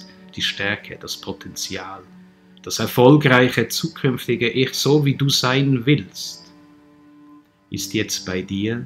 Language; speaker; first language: German; native; German